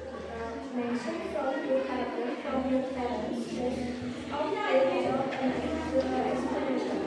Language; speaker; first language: English; non-native, learner; Indonesian